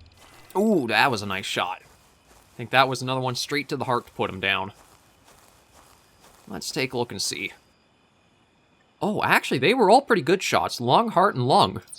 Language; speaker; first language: English; native; English